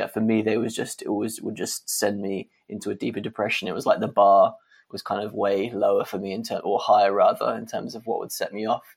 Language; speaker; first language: English; native; English